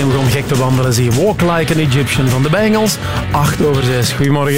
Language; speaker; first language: Dutch; native; Dutch